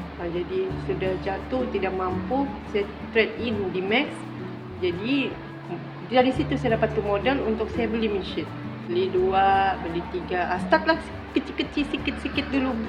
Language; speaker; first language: Malay; native; Malay